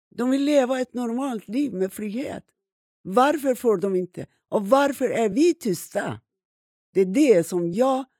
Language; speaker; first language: Swedish; non-native, fluent; Persian